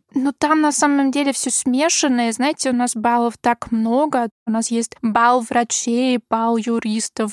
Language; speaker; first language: Russian; non-native, fluent; German